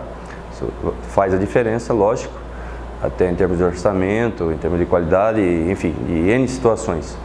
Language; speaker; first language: Portuguese; native; Portuguese